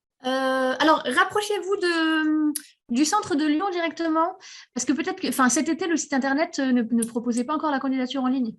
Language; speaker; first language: French; native; French